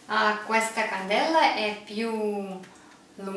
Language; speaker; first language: Italian; non-native, learner; English